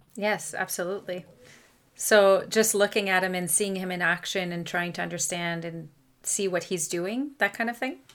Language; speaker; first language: English; non-native, fluent; French